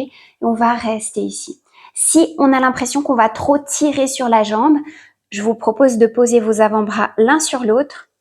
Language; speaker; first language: French; native; French